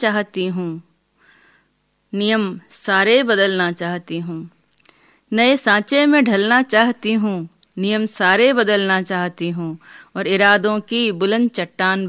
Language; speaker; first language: Hindi; native; Hindi